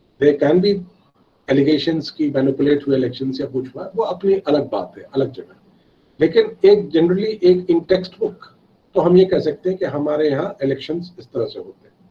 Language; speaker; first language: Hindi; native; Hindi